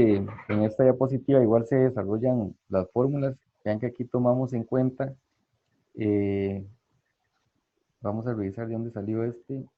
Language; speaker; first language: Spanish; native; Spanish